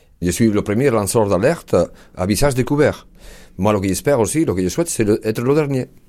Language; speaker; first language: French; non-native, fluent; Spanish